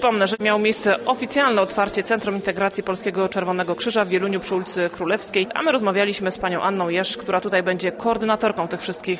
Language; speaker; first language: Polish; native; Polish